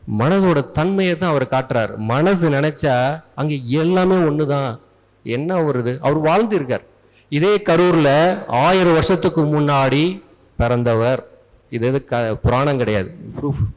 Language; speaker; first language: Tamil; native; Tamil